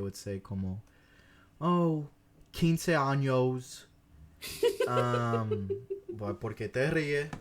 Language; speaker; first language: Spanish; non-native, fluent; English